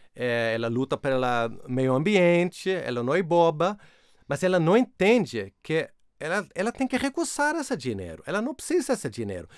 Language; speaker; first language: Portuguese; non-native, fluent; Swedish